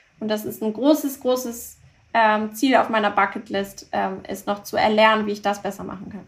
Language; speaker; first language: German; early bilingual, other home language; Turkish